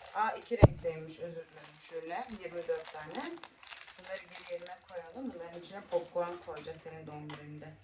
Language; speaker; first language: Turkish; early bilingual, heritage; Turkish